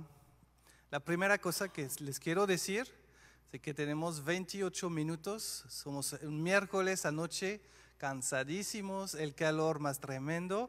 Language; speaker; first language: Spanish; non-native, fluent; French